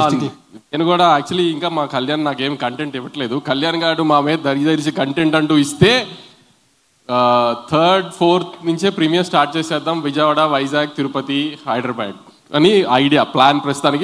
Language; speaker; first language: Telugu; native; Telugu